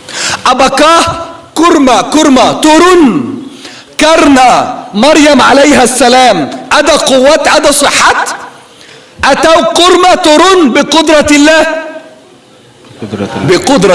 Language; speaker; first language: Indonesian; non-native, learner; Arabic